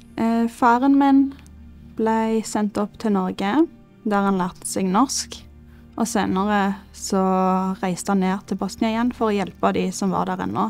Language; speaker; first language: Norwegian; early bilingual, other home language; Bosnian